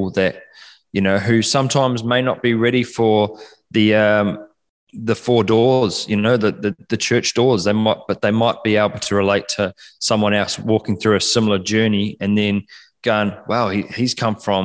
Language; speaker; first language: English; native; English